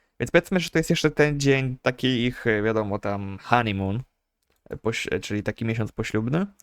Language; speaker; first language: Polish; native; Polish